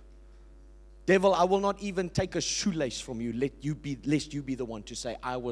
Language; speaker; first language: English; native; English